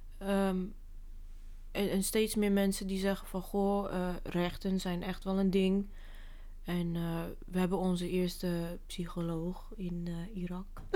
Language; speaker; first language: Dutch; early bilingual, other home language; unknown